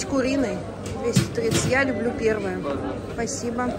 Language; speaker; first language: Russian; native; Russian